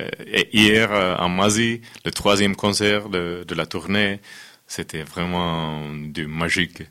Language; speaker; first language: French; non-native, fluent; Finnish